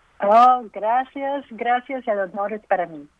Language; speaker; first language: Spanish; early bilingual, heritage; English